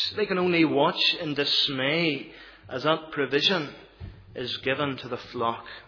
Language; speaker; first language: English; native; English